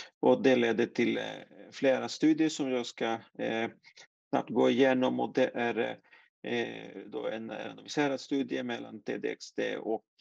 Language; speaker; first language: Swedish; non-native, fluent; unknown